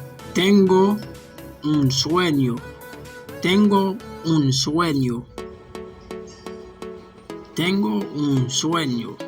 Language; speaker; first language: Spanish; non-native, learner; Haitian Creole